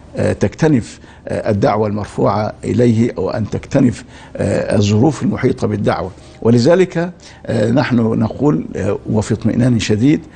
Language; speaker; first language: Arabic; native; Arabic